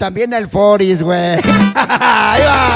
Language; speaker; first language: Spanish; native; Spanish